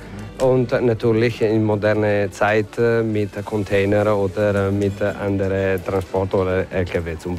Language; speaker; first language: German; non-native, learner; Italian